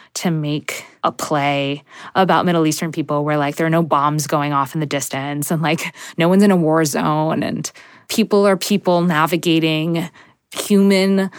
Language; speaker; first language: English; native; English